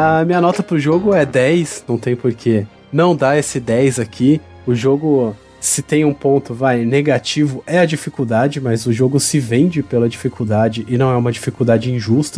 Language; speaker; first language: Portuguese; native; Portuguese